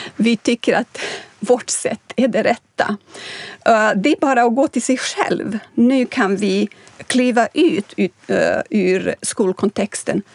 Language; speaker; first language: Swedish; non-native, fluent; Bosnian